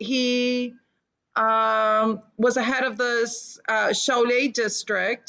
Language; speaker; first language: English; early bilingual, other home language; Lithuanian